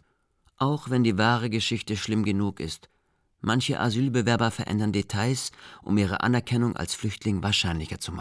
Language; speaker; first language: German; native; German